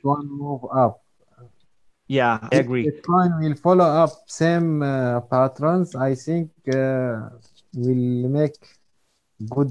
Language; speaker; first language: English; non-native, learner; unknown